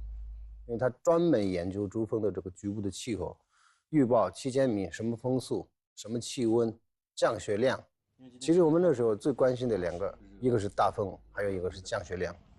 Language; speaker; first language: Chinese; native; Chinese